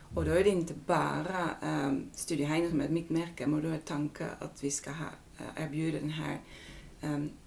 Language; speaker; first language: Swedish; non-native, fluent; Dutch